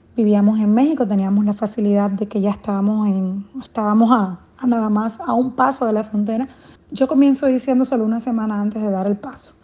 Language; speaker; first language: Spanish; native; Spanish